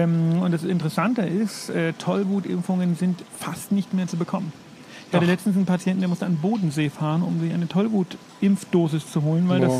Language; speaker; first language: German; native; German